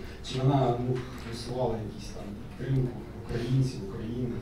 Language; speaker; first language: Ukrainian; native; Ukrainian